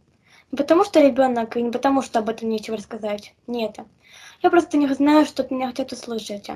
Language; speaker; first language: Russian; native; Russian